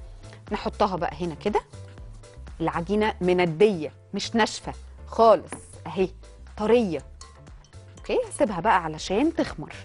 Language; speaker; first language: Arabic; native; Arabic